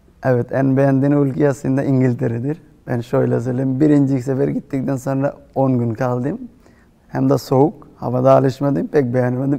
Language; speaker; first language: Turkish; non-native, fluent; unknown